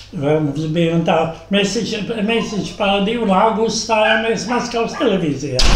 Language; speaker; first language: Latvian; native; Latvian